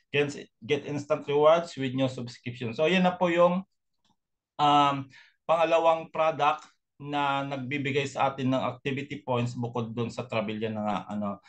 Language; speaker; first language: Filipino; native; Filipino